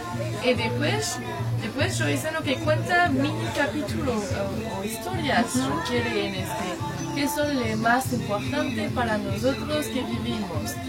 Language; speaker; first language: Spanish; non-native, learner; French